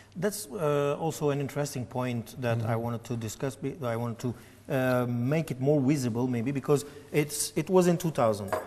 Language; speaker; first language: English; non-native, fluent; Turkish